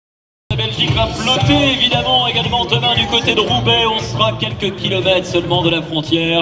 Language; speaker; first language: French; native; French